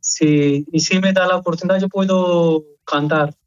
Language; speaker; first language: Spanish; non-native, learner; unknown